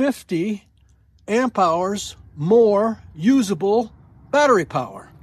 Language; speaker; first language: English; native; English